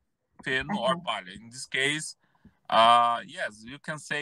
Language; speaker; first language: English; non-native, learner; Portuguese